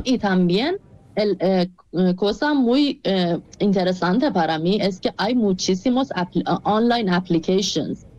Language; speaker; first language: Spanish; non-native, fluent; Persian